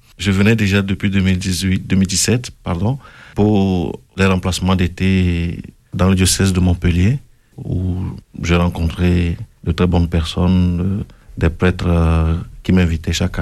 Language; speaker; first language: French; non-native, local second language; Ewe